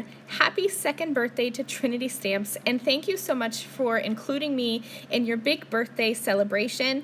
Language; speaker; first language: English; native; English